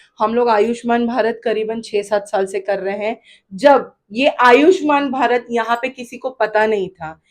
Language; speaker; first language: Hindi; non-native, local second language; Gujarati